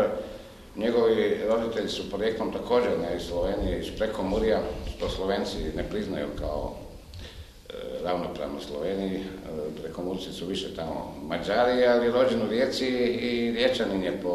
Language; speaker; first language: Croatian; native; Croatian